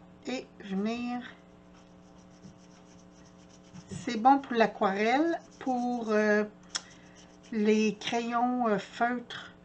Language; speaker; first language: French; native; French